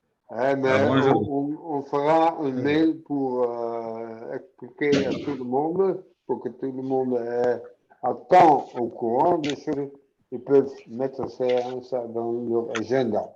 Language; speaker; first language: French; non-native, fluent; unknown